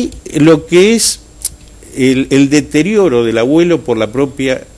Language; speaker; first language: Spanish; native; Spanish